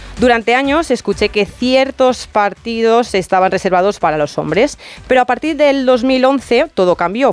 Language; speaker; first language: Spanish; native; Spanish